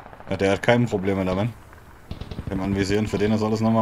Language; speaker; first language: German; native; German